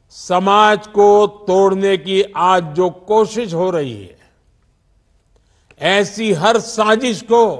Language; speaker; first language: Hindi; non-native, local second language; Gujarati